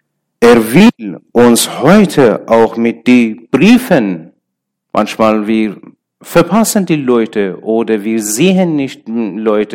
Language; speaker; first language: German; non-native, learner; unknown